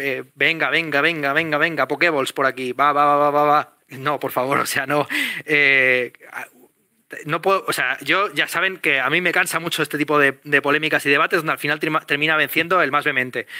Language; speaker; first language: Spanish; native; Spanish